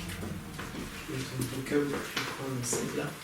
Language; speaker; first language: French; native; French